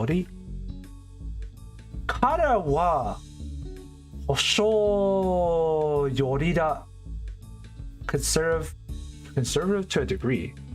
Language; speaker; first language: Japanese; non-native, learner; English